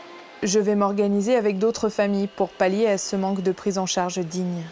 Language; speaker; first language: French; native; French